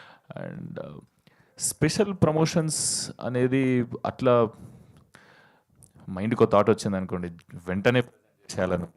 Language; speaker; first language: Telugu; native; Telugu